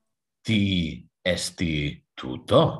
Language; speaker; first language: Greek; non-native, learner; German